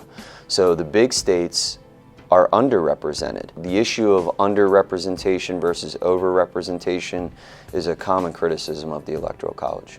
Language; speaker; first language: English; native; English